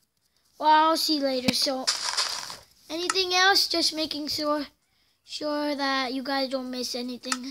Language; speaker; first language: English; native; English